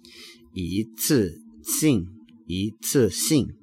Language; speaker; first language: Chinese; non-native, learner; English